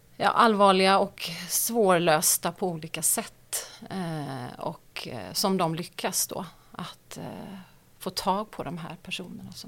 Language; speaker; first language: Swedish; native; Swedish